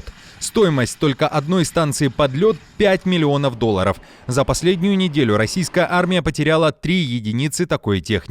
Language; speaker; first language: Russian; native; Russian